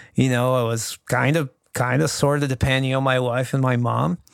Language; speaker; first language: English; non-native, fluent; Portuguese